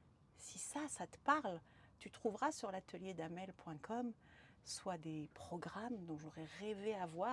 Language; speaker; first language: French; native; French